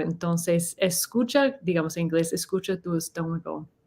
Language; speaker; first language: Spanish; non-native, fluent; English